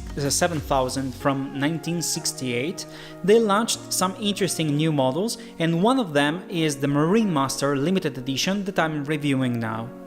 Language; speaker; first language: English; non-native, fluent; Italian